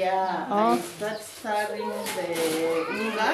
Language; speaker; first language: English; non-native, local second language; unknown